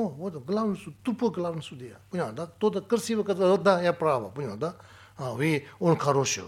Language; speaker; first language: Russian; non-native, learner; Tibetan